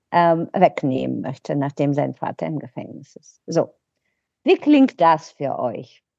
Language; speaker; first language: German; non-native, fluent; Bulgarian